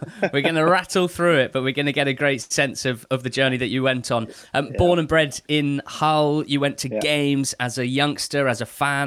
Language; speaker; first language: English; native; English